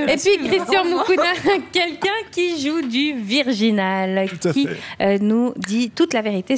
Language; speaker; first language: French; native; French